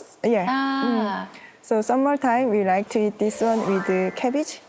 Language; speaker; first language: English; non-native, learner; Korean